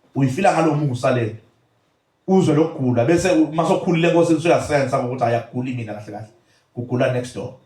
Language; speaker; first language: Zulu; native; Zulu